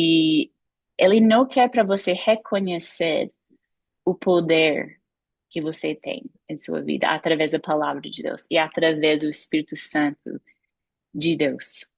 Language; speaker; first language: Portuguese; non-native, fluent; English